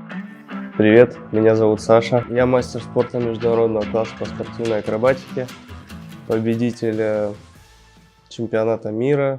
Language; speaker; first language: Russian; native; Russian